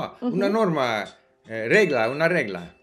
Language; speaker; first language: Spanish; non-native, fluent; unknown